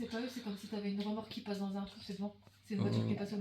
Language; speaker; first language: French; native; French